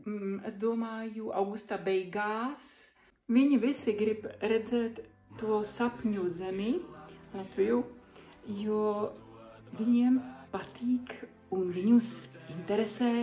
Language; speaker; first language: Latvian; non-native, fluent; Czech